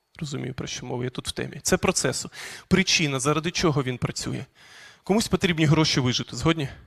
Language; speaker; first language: Ukrainian; non-native, local second language; Russian